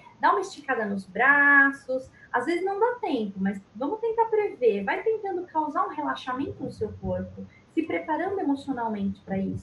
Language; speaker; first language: Portuguese; native; Portuguese